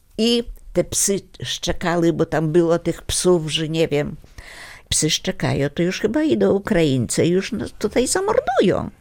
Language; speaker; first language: Polish; native; Polish